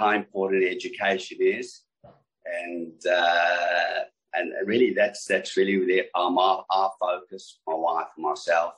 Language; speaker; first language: English; native; English